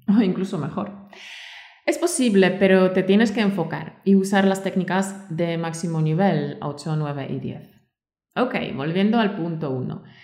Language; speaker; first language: Spanish; native; Spanish